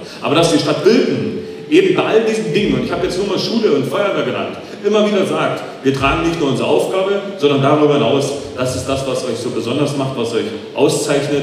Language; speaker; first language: German; native; German